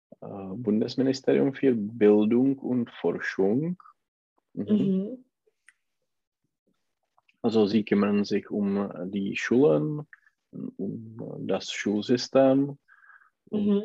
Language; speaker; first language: German; non-native, learner; Czech